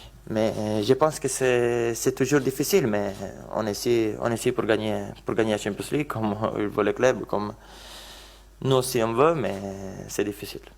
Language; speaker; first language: French; non-native, learner; Italian